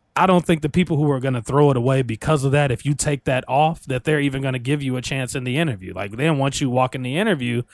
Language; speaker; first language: English; native; English